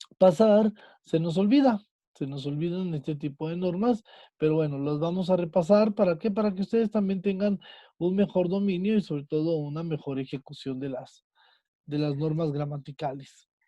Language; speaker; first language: Spanish; native; Spanish